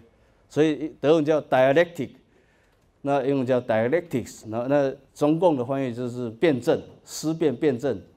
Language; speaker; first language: Chinese; native; Chinese